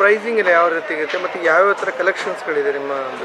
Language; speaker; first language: Kannada; native; Kannada